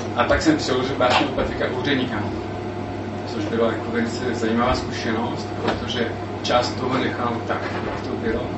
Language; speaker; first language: Czech; non-native, fluent; French